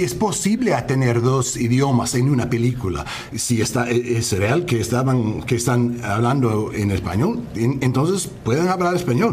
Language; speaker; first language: Spanish; non-native, learner; English